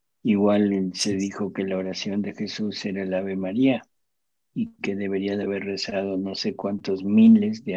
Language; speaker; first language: Spanish; native; Spanish